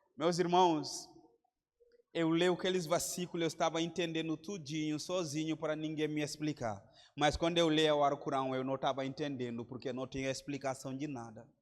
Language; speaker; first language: Portuguese; non-native, fluent; Mandingo